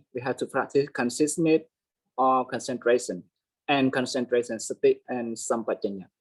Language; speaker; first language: English; non-native, learner; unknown